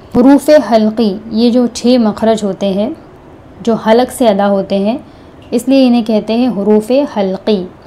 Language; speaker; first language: Hindi; native; Hindi